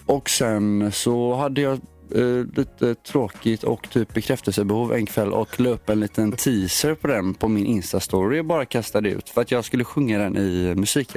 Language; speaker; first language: Swedish; native; Swedish